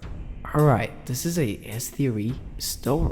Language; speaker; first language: English; native; English